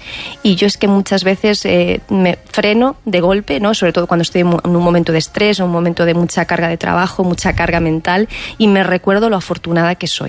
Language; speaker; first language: Spanish; native; Spanish